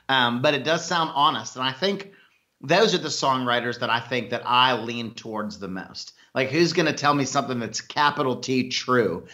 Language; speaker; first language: English; native; English